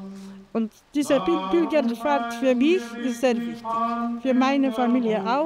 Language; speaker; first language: German; non-native, local second language; Polish